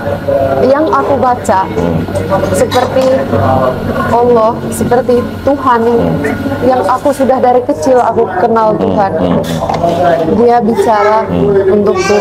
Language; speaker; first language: Indonesian; non-native, fluent; Finnish